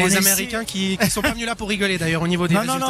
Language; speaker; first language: French; native; French